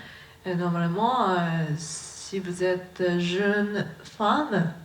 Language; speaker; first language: French; non-native, learner; Japanese